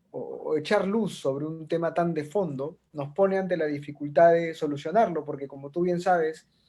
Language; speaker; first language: Spanish; native; Spanish